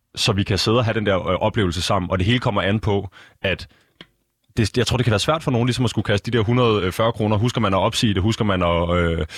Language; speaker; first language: Danish; native; Danish